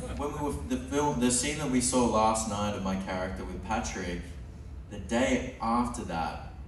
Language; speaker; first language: English; native; English